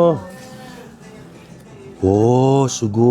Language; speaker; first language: Japanese; non-native, learner; Filipino